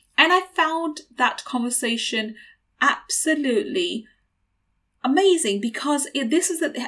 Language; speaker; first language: English; native; English